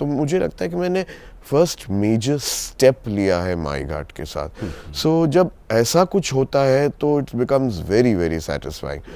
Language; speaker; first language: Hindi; non-native, local second language; Tamil